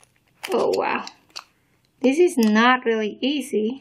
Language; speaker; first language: English; non-native, learner; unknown